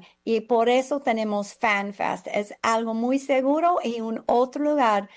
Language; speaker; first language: Spanish; non-native, fluent; English